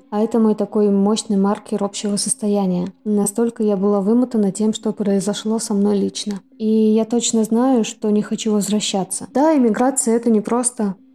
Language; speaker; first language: Russian; native; Russian